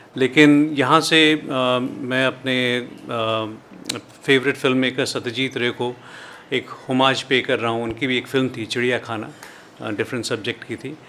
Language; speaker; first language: Hindi; native; Hindi